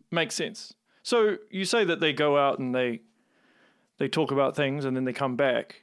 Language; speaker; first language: English; native; English